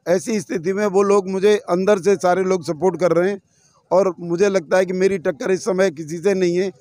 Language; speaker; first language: Hindi; native; Hindi